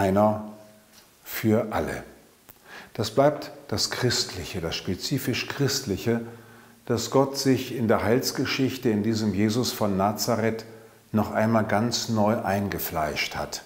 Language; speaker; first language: German; native; German